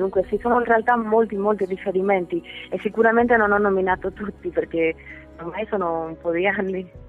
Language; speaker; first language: Italian; non-native, fluent; Spanish